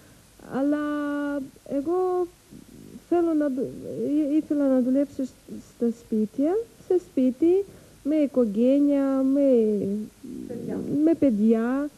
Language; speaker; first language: Greek; non-native, learner; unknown